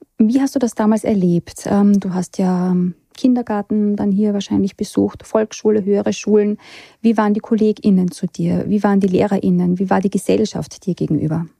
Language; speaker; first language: German; native; German